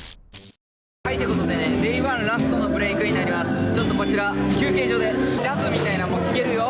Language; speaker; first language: Japanese; native; Japanese